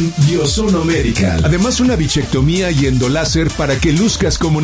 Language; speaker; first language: Spanish; native; Spanish